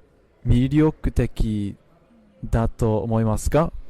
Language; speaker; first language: Japanese; non-native, fluent; English